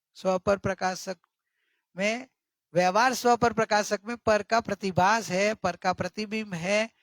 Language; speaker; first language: Hindi; non-native, local second language; Gujarati